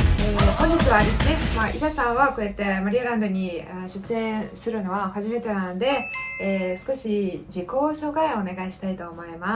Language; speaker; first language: Japanese; non-native, fluent; Russian